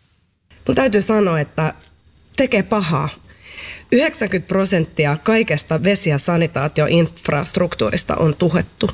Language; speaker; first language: Finnish; native; Finnish